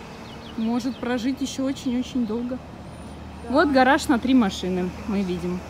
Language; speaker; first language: Russian; native; Russian